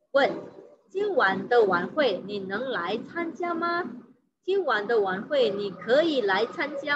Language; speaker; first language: Chinese; non-native, fluent; Indonesian